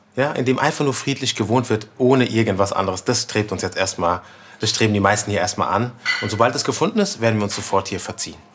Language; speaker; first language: German; native; German